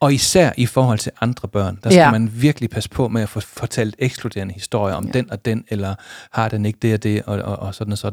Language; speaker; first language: Danish; native; Danish